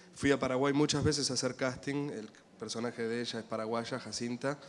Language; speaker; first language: Spanish; native; Spanish